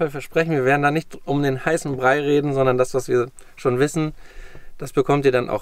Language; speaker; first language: German; native; German